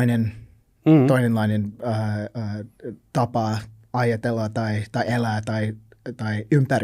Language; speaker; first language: Finnish; non-native, learner; English